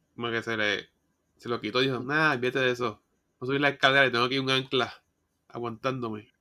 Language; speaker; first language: Spanish; native; Spanish